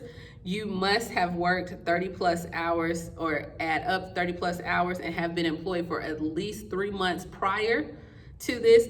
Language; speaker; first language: English; native; English